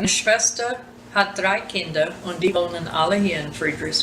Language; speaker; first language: German; early bilingual, heritage; German